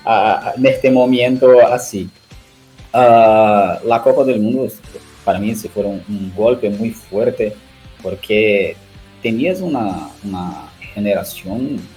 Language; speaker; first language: Spanish; non-native, learner; Portuguese